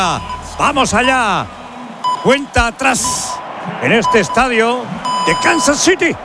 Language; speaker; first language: Spanish; native; Spanish